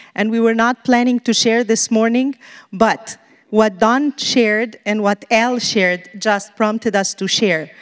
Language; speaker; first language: English; non-native, fluent; Arabic